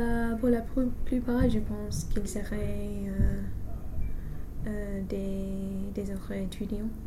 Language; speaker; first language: French; non-native, learner; English